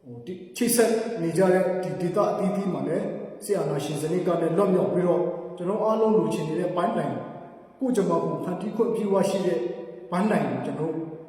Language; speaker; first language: Burmese; non-native, local second language; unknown